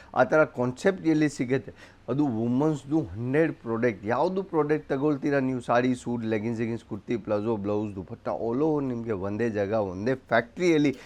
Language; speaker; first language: Kannada; non-native, local second language; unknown